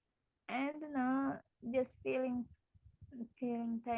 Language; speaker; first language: English; non-native, learner; Indonesian